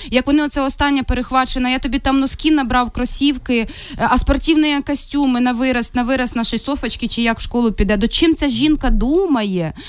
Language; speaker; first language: Ukrainian; non-native, local second language; Russian